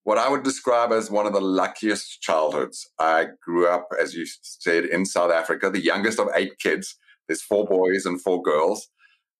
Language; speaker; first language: English; native; English